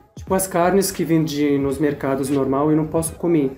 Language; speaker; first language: Portuguese; non-native, fluent; Arabic